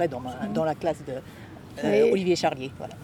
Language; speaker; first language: French; non-native, fluent; Japanese